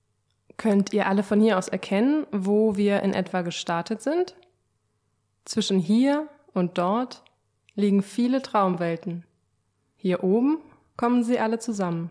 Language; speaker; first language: German; native; German